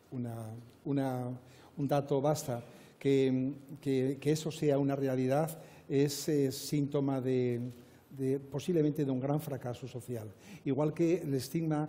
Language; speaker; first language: Spanish; native; Spanish